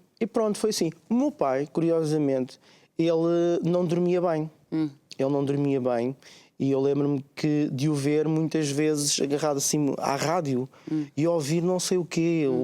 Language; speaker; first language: Portuguese; native; Portuguese